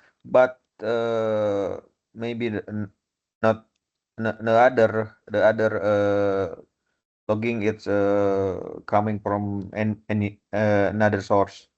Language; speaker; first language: English; non-native, fluent; Indonesian